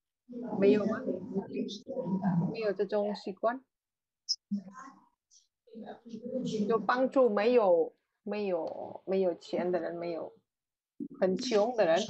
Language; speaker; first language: Chinese; non-native, fluent; Indonesian